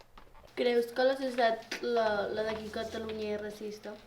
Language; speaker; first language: Catalan; native; Catalan